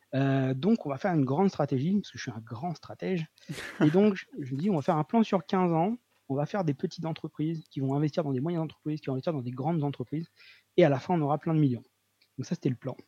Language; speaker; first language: French; native; French